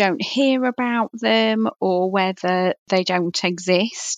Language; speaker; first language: English; native; English